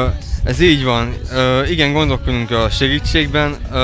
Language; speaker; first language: Hungarian; native; Hungarian